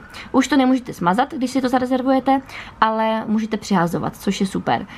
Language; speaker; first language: Czech; native; Czech